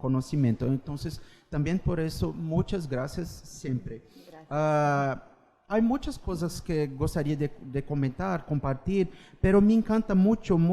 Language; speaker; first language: Spanish; non-native, fluent; Portuguese